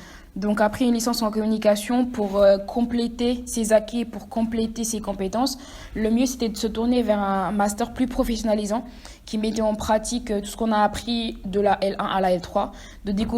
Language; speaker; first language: French; non-native, local second language; Wolof